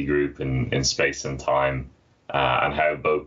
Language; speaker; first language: English; native; English